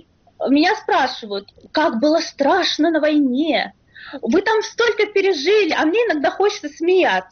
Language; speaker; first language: Russian; native; Russian